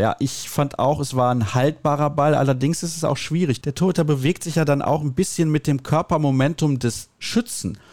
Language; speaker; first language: German; native; German